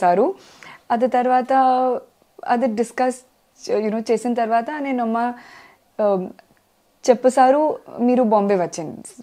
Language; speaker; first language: Telugu; non-native, learner; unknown